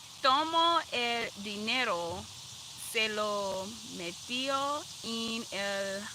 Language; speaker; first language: Spanish; non-native, learner; English